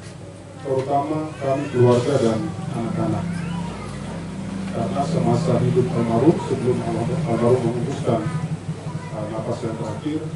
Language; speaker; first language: Indonesian; native; Indonesian